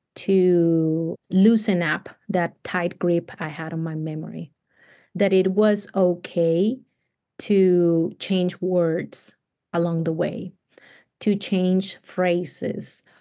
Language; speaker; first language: English; non-native, fluent; Spanish